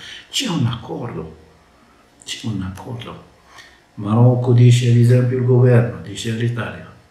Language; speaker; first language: Italian; non-native, learner; Arabic